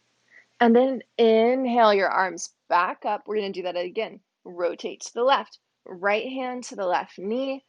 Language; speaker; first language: English; native; English